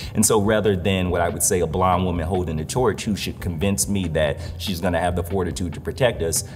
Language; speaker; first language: English; native; English